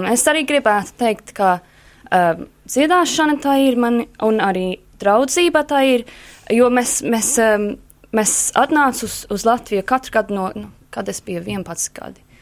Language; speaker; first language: Latvian; early bilingual, heritage; Latvian